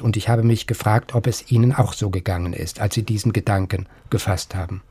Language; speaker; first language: German; native; German